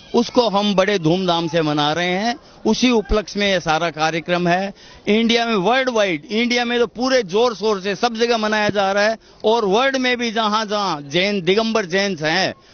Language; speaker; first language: Hindi; non-native, local second language; Gujarati